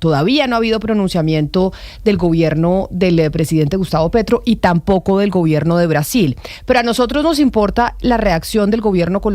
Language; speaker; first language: Spanish; native; Spanish